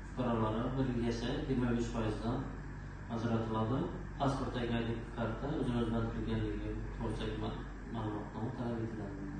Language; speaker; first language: Uzbek; native; Uzbek